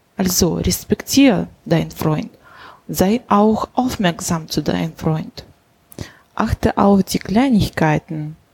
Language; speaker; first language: German; non-native, learner; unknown